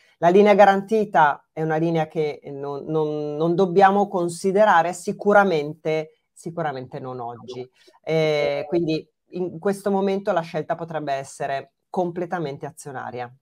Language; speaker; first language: Italian; native; Italian